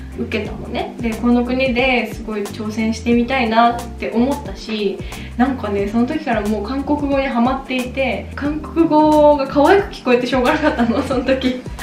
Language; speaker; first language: Japanese; native; Japanese